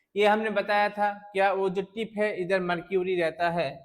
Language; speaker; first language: Hindi; non-native, local second language; Bangla